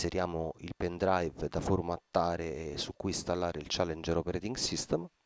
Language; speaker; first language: Italian; native; Italian